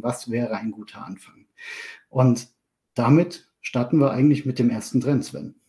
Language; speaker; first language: German; native; German